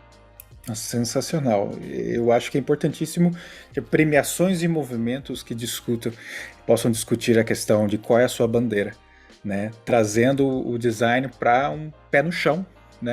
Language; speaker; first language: Portuguese; native; Portuguese